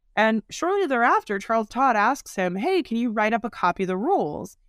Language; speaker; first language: English; native; English